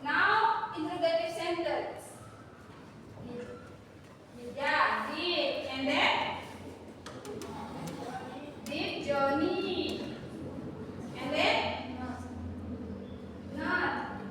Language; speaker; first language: English; non-native, learner; Indonesian